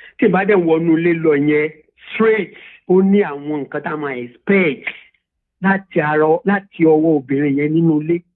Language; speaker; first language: Yoruba; native; Yoruba